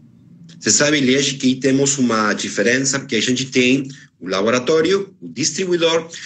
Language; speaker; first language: Portuguese; non-native, fluent; Spanish